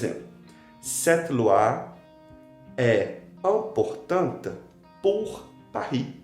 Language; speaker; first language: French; non-native, fluent; Portuguese